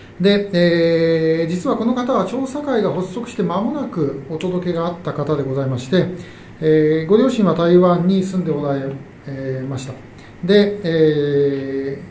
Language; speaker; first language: Japanese; native; Japanese